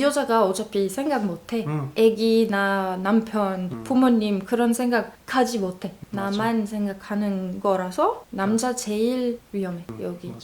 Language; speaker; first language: Korean; non-native, fluent; Arabic